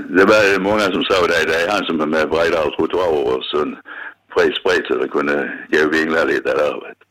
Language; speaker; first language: Swedish; native; Swedish